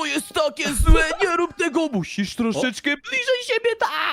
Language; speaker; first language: Polish; native; Polish